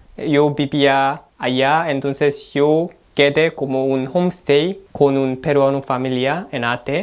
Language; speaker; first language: Spanish; non-native, learner; Korean